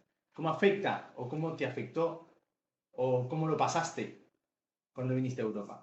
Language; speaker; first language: Spanish; native; Spanish